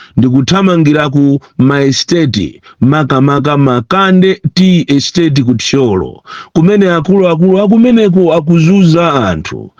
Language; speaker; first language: Nyanja; non-native, local second language; Tumbuka